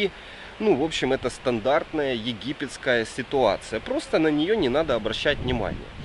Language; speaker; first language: Russian; native; Russian